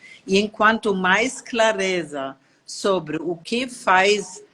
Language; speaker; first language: Portuguese; non-native, learner; German